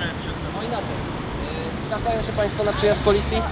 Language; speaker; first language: Polish; native; Polish